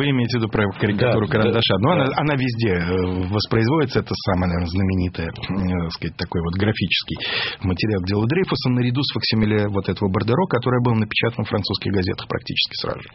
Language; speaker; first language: Russian; native; Russian